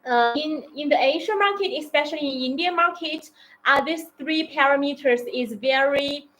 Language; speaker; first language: English; non-native, learner; Chinese